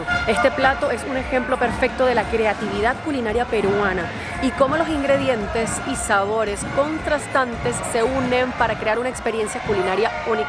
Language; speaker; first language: Spanish; native; Spanish